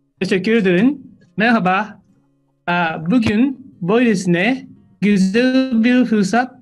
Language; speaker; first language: Turkish; non-native, learner; Japanese